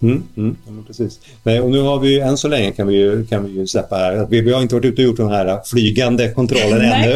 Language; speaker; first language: Swedish; native; Swedish